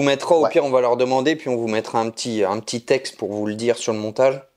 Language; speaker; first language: French; native; French